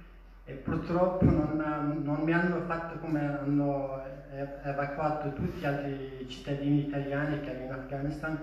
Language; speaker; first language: Italian; non-native, fluent; Persian